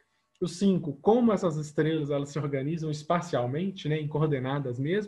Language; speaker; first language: Portuguese; native; Portuguese